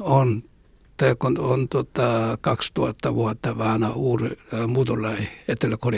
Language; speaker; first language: Finnish; non-native, learner; Korean